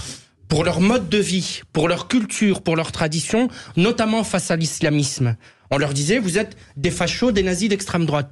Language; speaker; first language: French; native; French